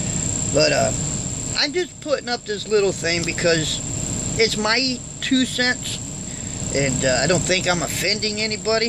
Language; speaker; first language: English; native; English